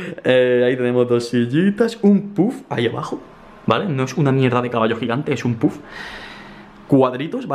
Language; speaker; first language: Spanish; native; Spanish